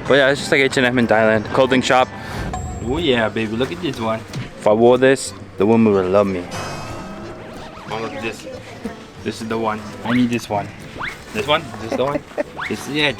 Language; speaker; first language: English; native; English